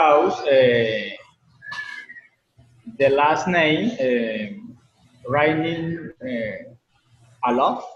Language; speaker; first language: English; non-native, learner; Spanish